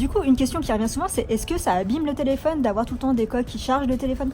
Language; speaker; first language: French; native; French